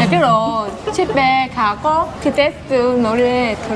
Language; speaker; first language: Korean; non-native, learner; Vietnamese